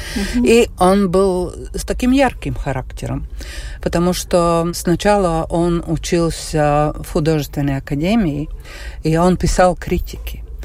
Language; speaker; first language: Russian; non-native, local second language; Latvian